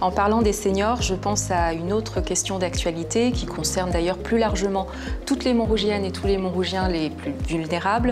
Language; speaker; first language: French; native; French